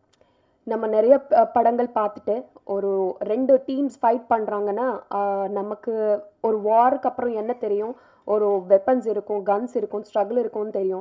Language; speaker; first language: Tamil; non-native, local second language; Telugu